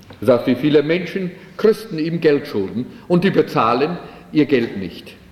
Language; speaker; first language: German; early bilingual, heritage; German